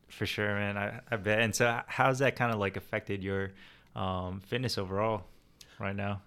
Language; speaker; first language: English; native; English